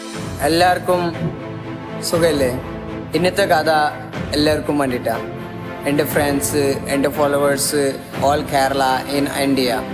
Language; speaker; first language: Malayalam; non-native, local second language; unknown